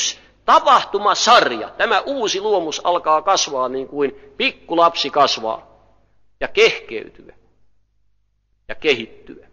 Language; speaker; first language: Finnish; native; Finnish